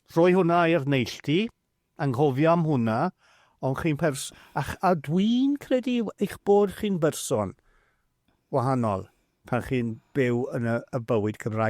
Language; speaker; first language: Welsh; non-native, fluent; English